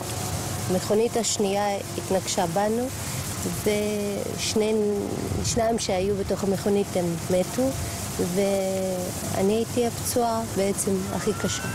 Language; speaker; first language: Hebrew; non-native, fluent; Russian